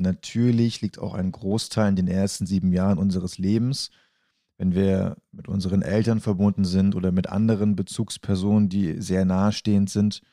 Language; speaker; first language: German; native; German